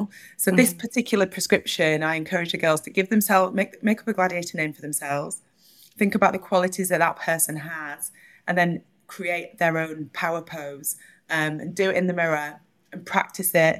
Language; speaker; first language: English; native; English